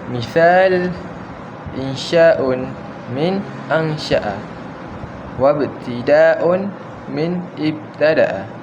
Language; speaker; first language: Arabic; non-native, learner; Malay